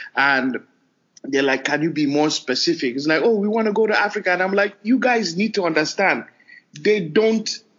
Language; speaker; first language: English; non-native, local second language; Hausa